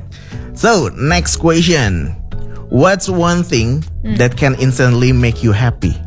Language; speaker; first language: English; non-native, local second language; Indonesian